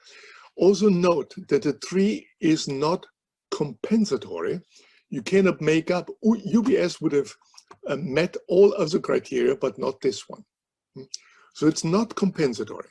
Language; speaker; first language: English; non-native, fluent; German